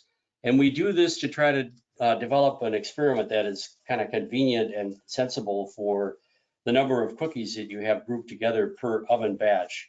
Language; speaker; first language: English; native; English